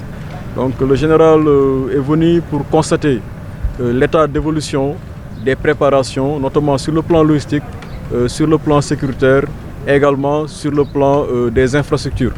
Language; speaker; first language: French; non-native, local second language; Wolof